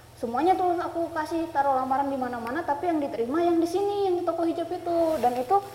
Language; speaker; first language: Indonesian; native; Indonesian